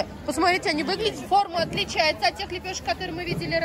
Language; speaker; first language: Russian; native; Russian